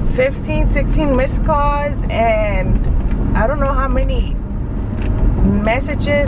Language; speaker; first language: English; early bilingual, other home language; Spanish